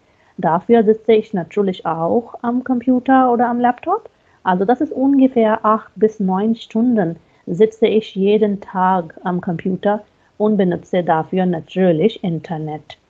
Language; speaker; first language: German; non-native, fluent; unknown